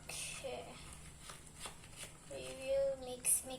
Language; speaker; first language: English; non-native, learner; Indonesian